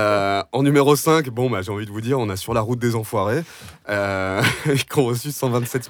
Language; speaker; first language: French; native; French